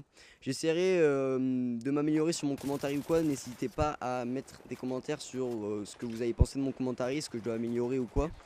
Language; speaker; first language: French; native; French